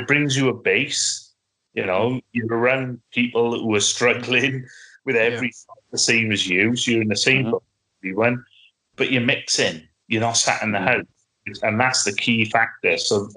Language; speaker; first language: English; native; English